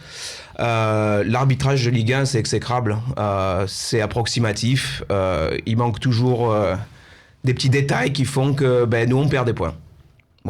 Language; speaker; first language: French; native; French